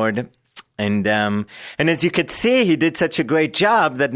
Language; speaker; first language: English; non-native, fluent; Hebrew